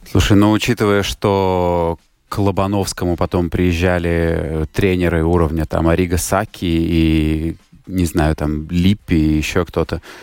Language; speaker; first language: Russian; native; Russian